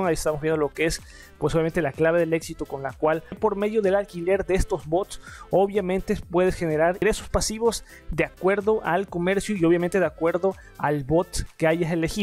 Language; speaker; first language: Spanish; native; Spanish